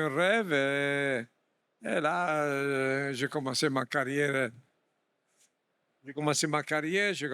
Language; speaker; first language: French; non-native, fluent; Italian